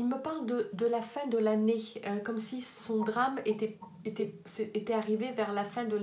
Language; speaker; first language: French; native; French